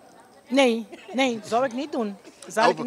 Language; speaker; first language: Dutch; non-native, local second language; Papiamento